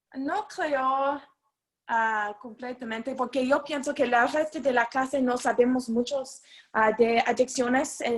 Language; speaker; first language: Spanish; non-native, learner; English